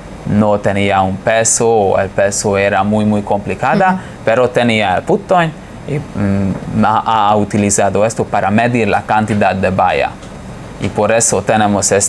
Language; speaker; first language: Spanish; non-native, fluent; Hungarian